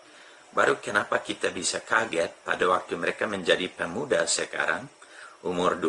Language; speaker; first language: Indonesian; non-native, fluent; English